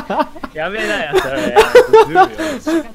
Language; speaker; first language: Japanese; native; Japanese